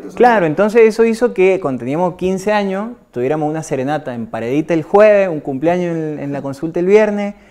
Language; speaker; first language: Spanish; native; Spanish